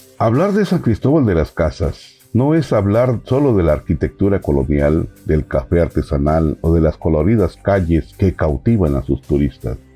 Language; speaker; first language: Spanish; native; Spanish